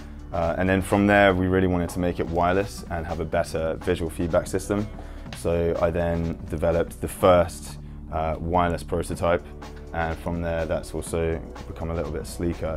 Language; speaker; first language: English; native; English